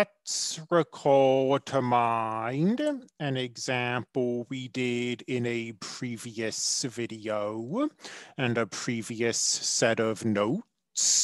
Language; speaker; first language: English; native; English